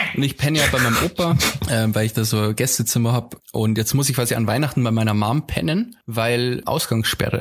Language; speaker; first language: German; native; German